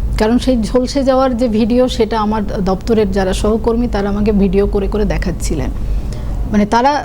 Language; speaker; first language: Bangla; non-native, local second language; Santali